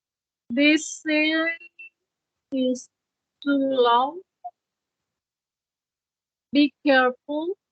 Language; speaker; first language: English; non-native, learner; Spanish